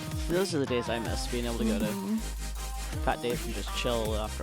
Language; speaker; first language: English; native; English